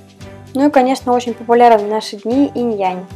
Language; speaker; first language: Russian; native; Russian